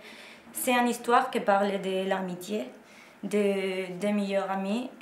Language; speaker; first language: French; non-native, learner; Korean